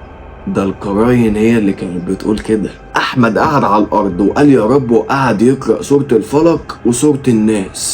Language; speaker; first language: Arabic; native; Arabic